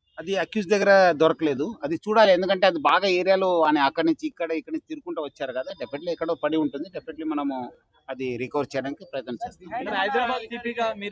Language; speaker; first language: Telugu; non-native, fluent; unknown